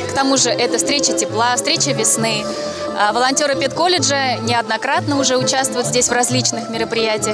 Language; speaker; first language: Russian; native; Russian